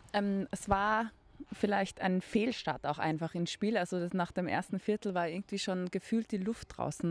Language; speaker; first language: German; native; German